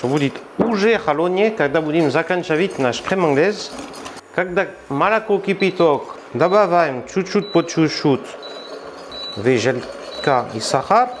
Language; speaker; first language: Russian; non-native, learner; French